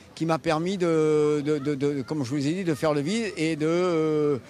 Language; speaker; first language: French; native; French